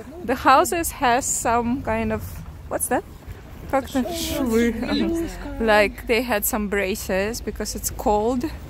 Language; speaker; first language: English; non-native, fluent; Russian